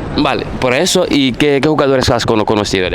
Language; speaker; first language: Spanish; non-native, fluent; Fula